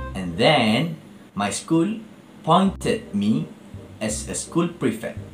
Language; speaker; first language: English; non-native, local second language; Malay